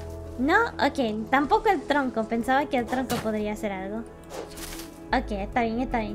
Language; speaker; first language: Spanish; non-native, learner; English